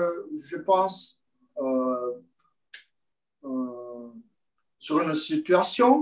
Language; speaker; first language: French; non-native, learner; Portuguese